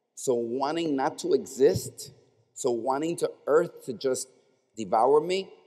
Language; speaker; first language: English; native; English